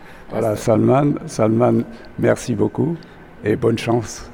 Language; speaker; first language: French; native; French